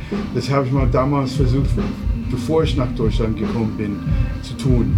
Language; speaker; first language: German; non-native, fluent; English